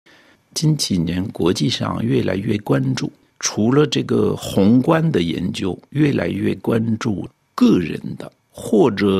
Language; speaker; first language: Chinese; non-native, fluent; French